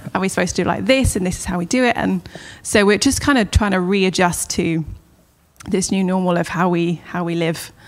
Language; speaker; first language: English; native; English